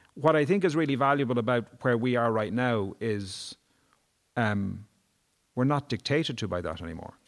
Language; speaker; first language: English; native; English